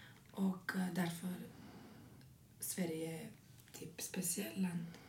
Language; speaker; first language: Swedish; non-native, learner; Arabic